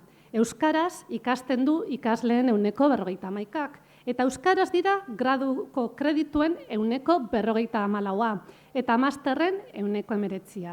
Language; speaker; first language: Basque; native; Basque